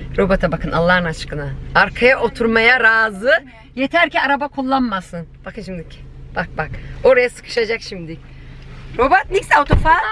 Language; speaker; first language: Turkish; early bilingual, heritage; Turkish